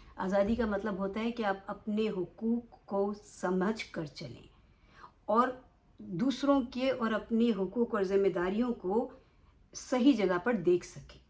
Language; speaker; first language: Urdu; native; Urdu